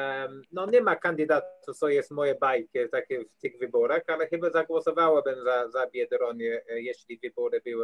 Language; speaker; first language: Polish; non-native, learner; English